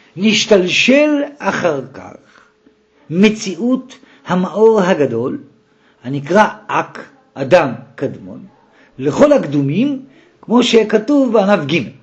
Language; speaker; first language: Hebrew; native; Hebrew